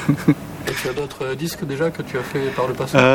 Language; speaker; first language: French; native; French